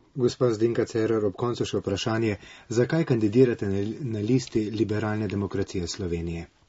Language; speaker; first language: Slovenian; native; Slovenian